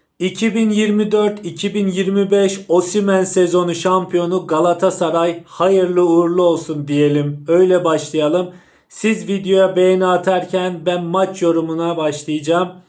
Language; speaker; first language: Turkish; native; Turkish